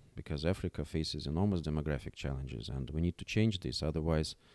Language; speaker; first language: English; non-native, fluent; Russian